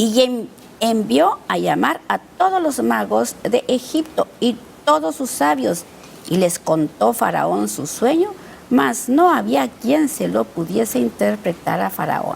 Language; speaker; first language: Spanish; native; Spanish